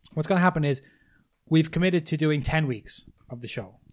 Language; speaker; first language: English; native; English